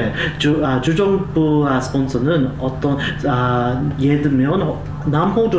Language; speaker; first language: Korean; non-native, learner; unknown